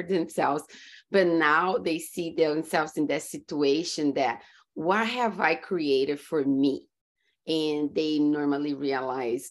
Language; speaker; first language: English; non-native, fluent; Portuguese